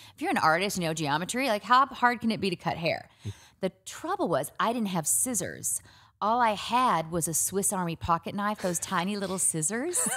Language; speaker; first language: English; native; English